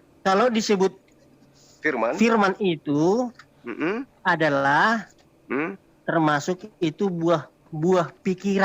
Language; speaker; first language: Indonesian; native; Indonesian